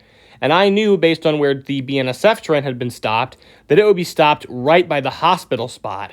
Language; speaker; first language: English; native; English